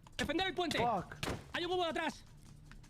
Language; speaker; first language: Spanish; native; Spanish